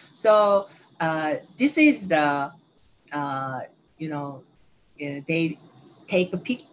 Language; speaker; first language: English; non-native, learner; Korean